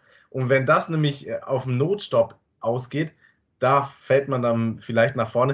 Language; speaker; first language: German; native; German